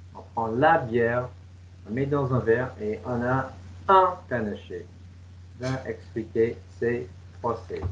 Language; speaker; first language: French; non-native, fluent; English